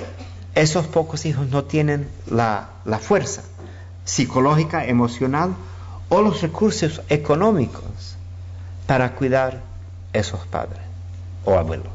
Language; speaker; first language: Spanish; non-native, fluent; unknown